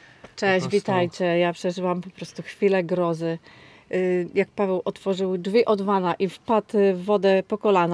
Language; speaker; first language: Polish; native; Polish